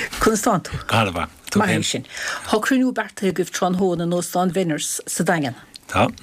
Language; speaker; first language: Irish; native; Irish